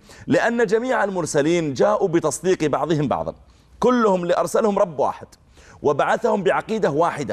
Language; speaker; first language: Arabic; native; Arabic